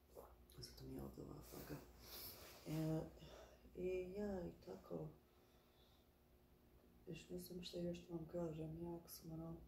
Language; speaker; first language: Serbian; early bilingual, heritage; Bosnian